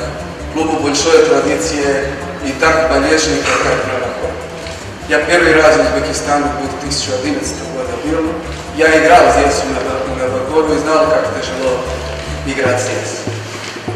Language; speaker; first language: Russian; non-native, learner; Serbian